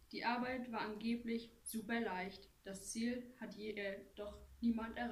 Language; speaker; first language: German; native; German